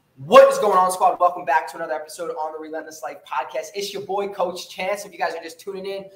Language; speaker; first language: English; native; English